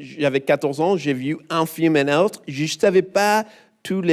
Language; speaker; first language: French; non-native, learner; English